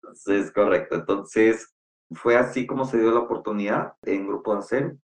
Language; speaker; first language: Spanish; native; Spanish